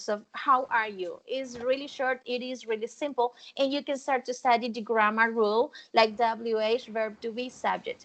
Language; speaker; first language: English; non-native, fluent; Spanish